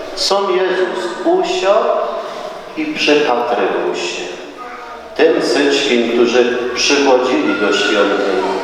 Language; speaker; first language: Polish; native; Polish